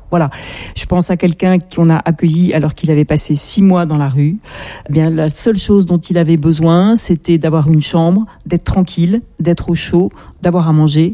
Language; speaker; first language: French; native; French